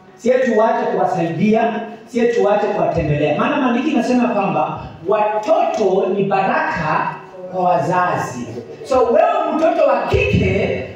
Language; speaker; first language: Swahili; non-native, local second language; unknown